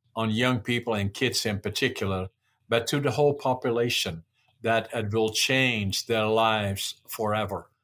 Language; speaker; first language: English; non-native, fluent; Dutch